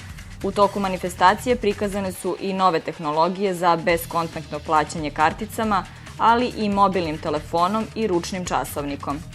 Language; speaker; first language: Serbian; native; Serbian